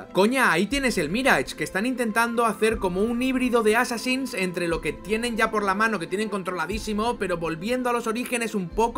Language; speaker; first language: Spanish; native; Spanish